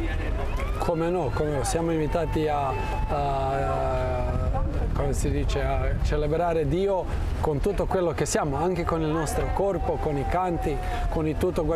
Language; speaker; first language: Italian; non-native, fluent; Croatian